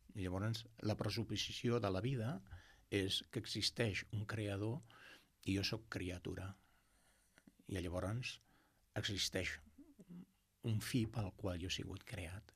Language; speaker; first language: Catalan; non-native, local second language; Spanish